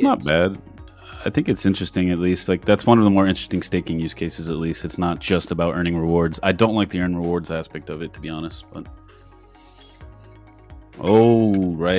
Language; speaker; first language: English; native; English